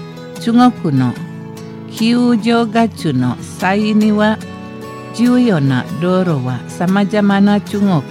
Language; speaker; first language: Japanese; non-native, fluent; Indonesian